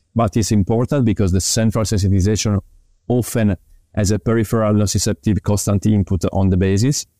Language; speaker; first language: English; non-native, fluent; Italian